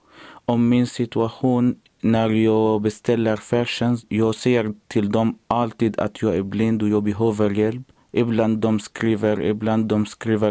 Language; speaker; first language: Swedish; non-native, learner; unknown